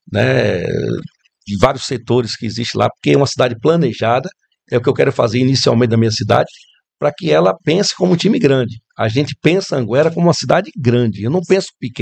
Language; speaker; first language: Portuguese; native; Portuguese